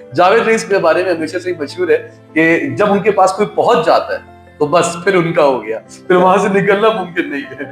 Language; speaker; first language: Urdu; native; Urdu